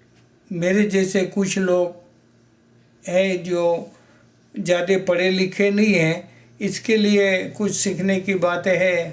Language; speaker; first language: Hindi; non-native, local second language; Gujarati